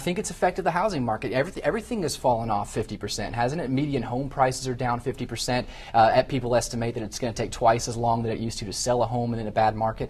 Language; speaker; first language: English; native; English